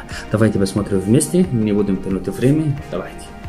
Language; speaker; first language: Russian; non-native, fluent; Arabic